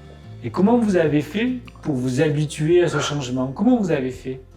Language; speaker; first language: French; native; French